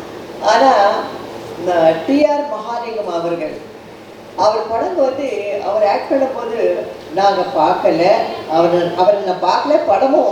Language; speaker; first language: Tamil; non-native, local second language; Telugu